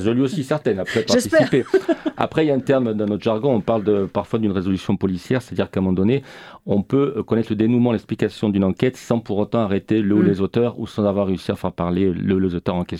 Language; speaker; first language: French; native; French